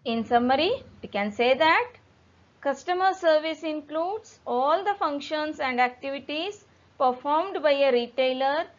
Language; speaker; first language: English; non-native, local second language; Kannada